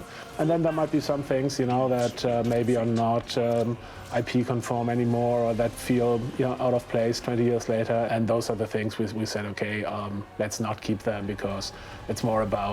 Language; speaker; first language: English; non-native, fluent; German